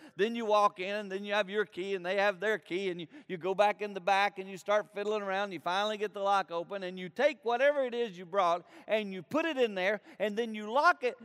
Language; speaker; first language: English; native; English